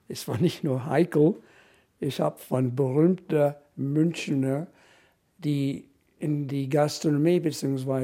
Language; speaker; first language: German; non-native, fluent; English